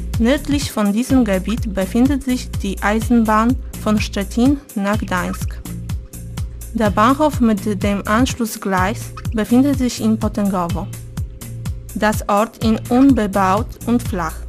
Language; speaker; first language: German; non-native, fluent; Polish